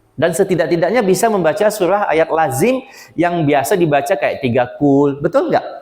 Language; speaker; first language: Malay; native; Malay